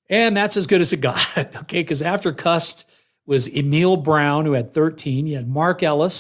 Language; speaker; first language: English; native; English